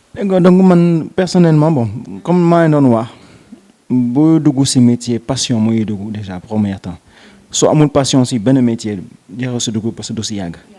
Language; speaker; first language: Wolof; non-native, local second language; Jola-Fonyi